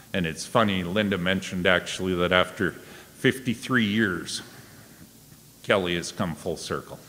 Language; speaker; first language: English; native; English